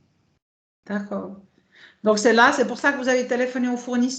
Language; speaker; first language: French; native; French